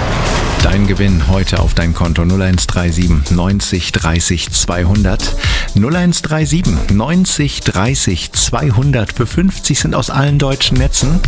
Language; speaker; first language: German; native; German